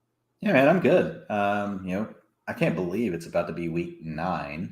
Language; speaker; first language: English; native; English